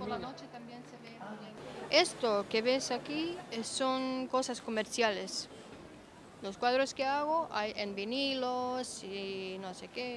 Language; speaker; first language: Spanish; non-native, fluent; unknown